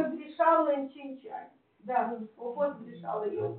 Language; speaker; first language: Romanian; non-native, local second language; Russian